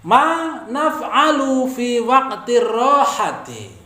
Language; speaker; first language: Arabic; non-native, fluent; Javanese